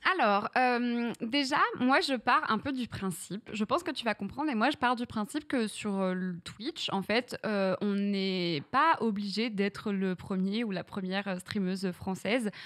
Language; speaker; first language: French; native; French